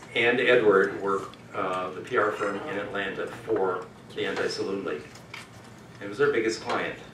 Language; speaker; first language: English; native; English